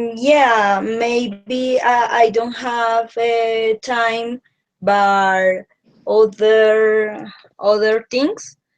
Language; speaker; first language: English; non-native, learner; Spanish